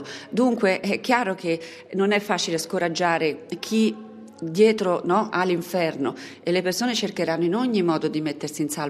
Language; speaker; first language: Italian; native; Italian